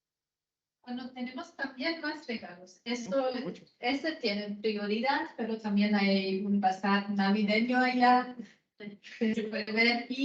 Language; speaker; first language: Spanish; non-native, fluent; German